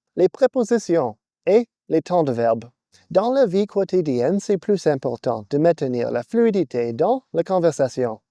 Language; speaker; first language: French; non-native, fluent; English